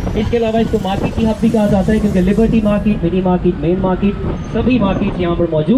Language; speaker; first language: Hindi; native; Hindi